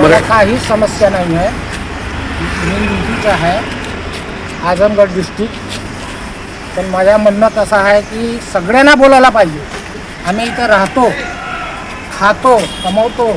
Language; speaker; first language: Marathi; non-native, local second language; Hindi